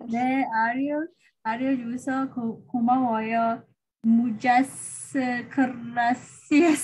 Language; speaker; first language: Korean; non-native, learner; Malay